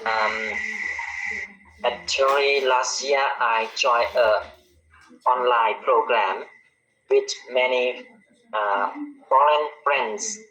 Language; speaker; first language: English; non-native, learner; Khmer